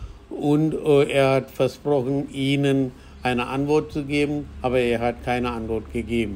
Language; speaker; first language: German; non-native, fluent; Tamil